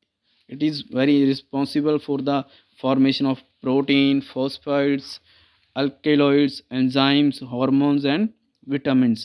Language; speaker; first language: English; non-native, local second language; Punjabi